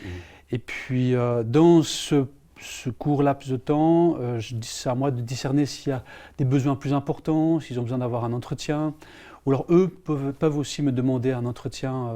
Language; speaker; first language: French; native; French